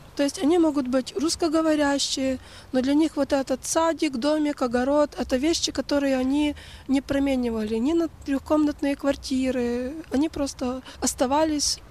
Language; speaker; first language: Russian; non-native, local second language; Ukrainian